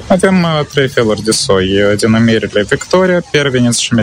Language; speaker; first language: Romanian; native; Romanian